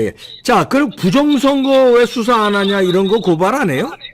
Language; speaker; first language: Korean; native; Korean